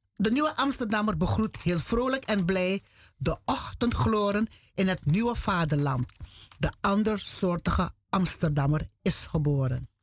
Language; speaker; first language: Dutch; native; Dutch